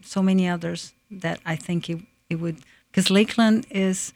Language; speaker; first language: English; early bilingual, other home language; Portuguese